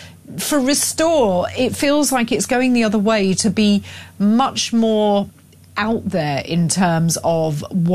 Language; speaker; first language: English; native; English